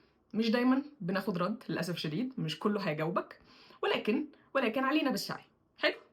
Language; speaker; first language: Arabic; native; Arabic